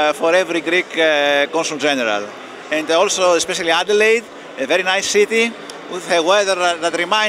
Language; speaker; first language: English; non-native, fluent; Greek